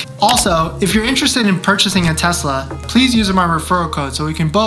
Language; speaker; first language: English; native; English